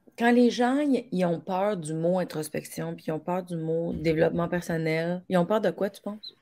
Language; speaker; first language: French; native; French